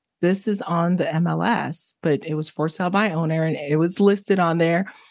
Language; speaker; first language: English; early bilingual, other home language; Haitian Creole